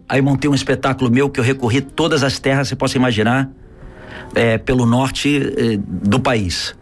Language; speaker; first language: Portuguese; native; Portuguese